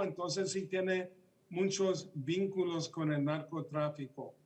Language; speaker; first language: Spanish; early bilingual, heritage; Spanish